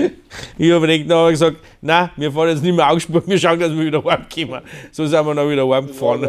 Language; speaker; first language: German; native; German